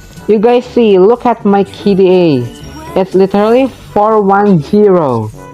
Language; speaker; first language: English; non-native, learner; Indonesian